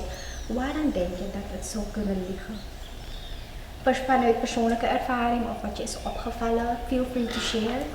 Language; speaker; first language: Dutch; native; Dutch